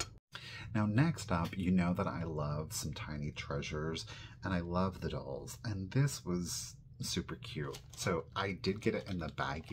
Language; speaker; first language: English; native; English